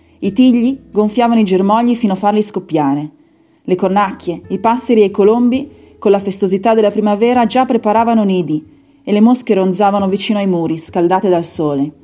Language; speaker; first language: Italian; native; Italian